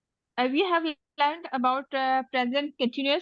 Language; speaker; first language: English; non-native, learner; Urdu